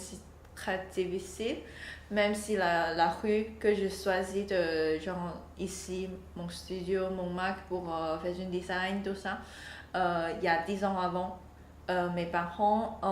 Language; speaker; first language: French; non-native, learner; Chinese